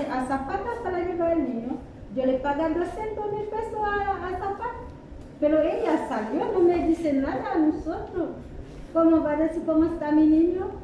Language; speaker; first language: Spanish; non-native, learner; Haitian Creole